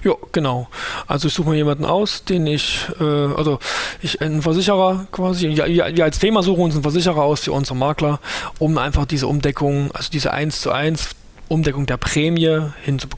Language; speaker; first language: German; native; German